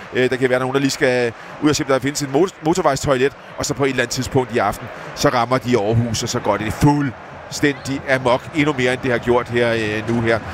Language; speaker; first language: Danish; native; Danish